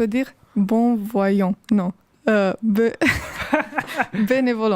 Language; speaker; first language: French; non-native, fluent; Romanian